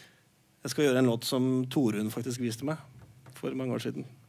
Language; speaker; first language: Norwegian; native; Norwegian